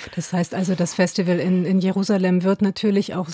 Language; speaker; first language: German; native; German